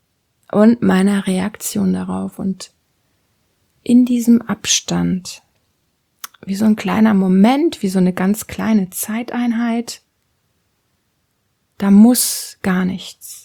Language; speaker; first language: German; native; German